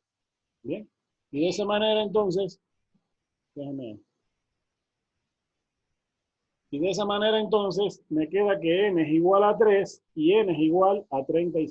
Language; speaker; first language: Spanish; native; Spanish